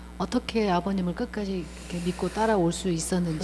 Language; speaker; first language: Korean; native; Korean